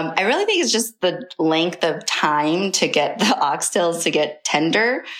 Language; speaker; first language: English; early bilingual, other home language; Chinese